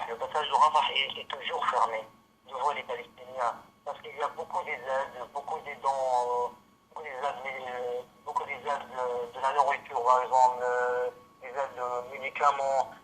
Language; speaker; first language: French; non-native, fluent; Arabic